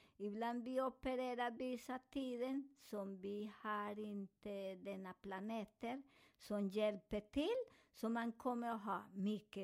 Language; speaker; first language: Swedish; non-native, fluent; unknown